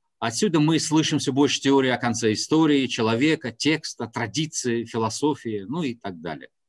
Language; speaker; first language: Russian; non-native, local second language; Tajik